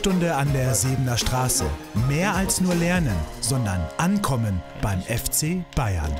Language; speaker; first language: German; native; German